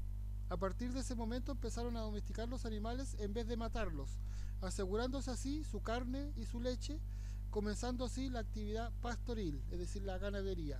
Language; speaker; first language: Spanish; native; Spanish